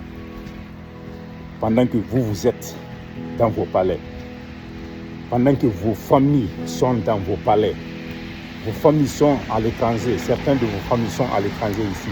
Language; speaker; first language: French; non-native, local second language; Fula